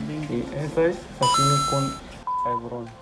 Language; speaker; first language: Spanish; non-native, learner; Korean